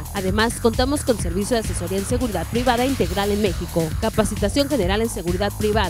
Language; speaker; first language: Spanish; native; Spanish